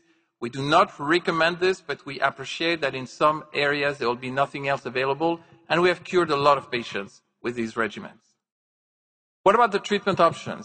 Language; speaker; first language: English; non-native, fluent; French